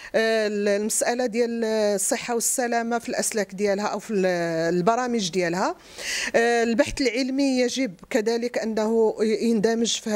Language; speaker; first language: Arabic; native; Arabic